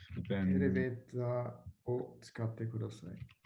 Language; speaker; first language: Japanese; non-native, learner; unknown